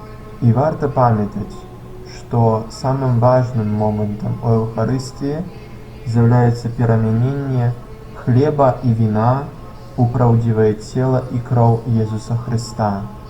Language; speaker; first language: Belarusian; non-native, local second language; Russian